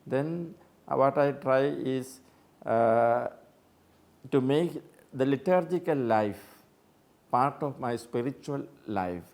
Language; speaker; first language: English; non-native, local second language; Malayalam